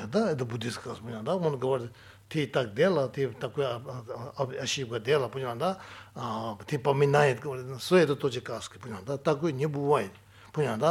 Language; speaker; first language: Russian; non-native, learner; Tibetan